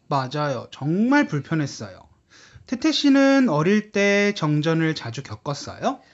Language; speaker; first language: Korean; native; Korean